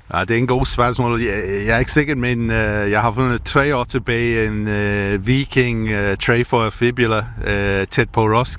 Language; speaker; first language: Danish; non-native, learner; English